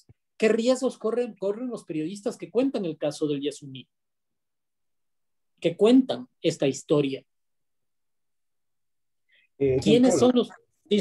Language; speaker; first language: Spanish; native; Spanish